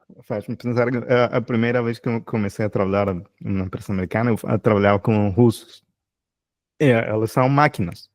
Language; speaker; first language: Portuguese; non-native, fluent; Spanish